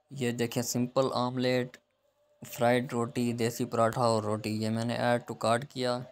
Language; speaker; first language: Urdu; non-native, local second language; Punjabi